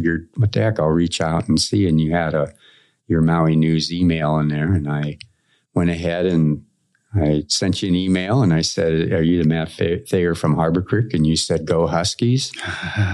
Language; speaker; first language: English; native; English